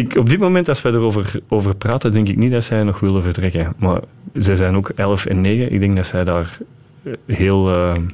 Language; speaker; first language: Dutch; native; Dutch